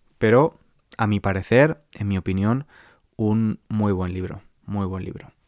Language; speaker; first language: Spanish; native; Spanish